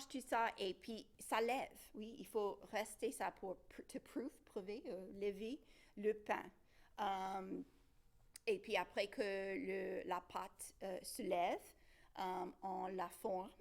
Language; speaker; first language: French; non-native, local second language; English